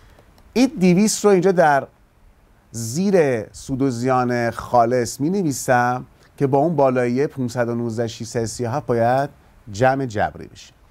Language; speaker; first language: Persian; native; Persian